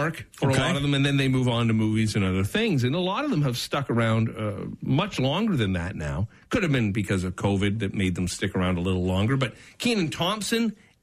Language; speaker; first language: English; native; English